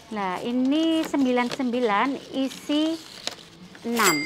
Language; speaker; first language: Indonesian; native; Indonesian